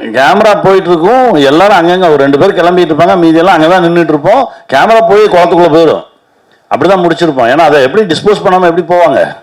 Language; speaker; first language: Tamil; native; Tamil